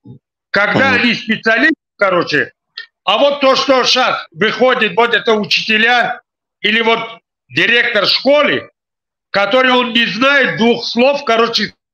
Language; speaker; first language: Russian; non-native, local second language; Tajik